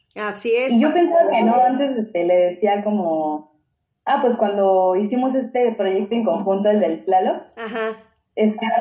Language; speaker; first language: Spanish; native; Spanish